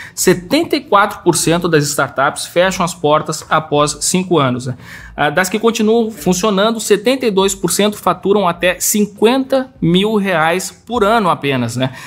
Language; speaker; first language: Portuguese; native; Portuguese